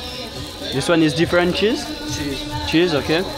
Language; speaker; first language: English; non-native, learner; French